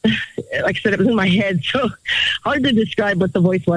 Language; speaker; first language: English; native; English